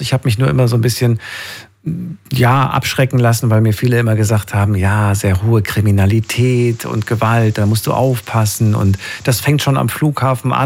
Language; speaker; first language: German; native; German